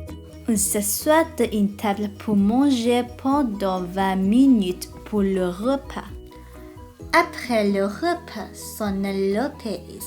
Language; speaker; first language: French; non-native, learner; Vietnamese